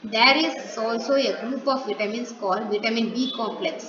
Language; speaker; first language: English; non-native, local second language; Tamil